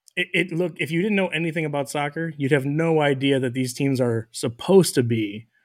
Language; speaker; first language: English; native; English